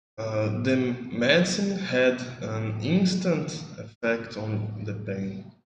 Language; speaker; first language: English; non-native, learner; Portuguese